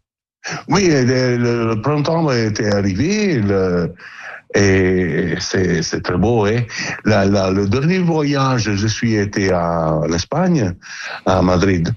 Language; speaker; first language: French; non-native, learner; Italian